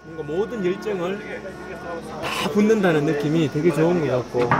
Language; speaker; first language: Korean; native; Korean